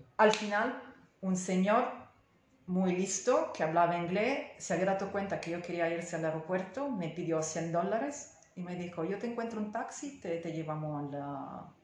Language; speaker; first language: Spanish; non-native, fluent; Italian